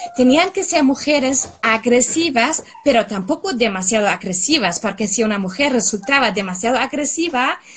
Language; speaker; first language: Spanish; non-native, fluent; German